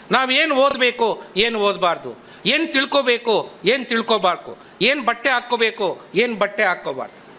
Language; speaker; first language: Kannada; non-native, local second language; Telugu